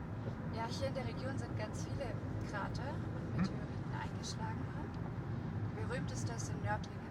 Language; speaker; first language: German; native; German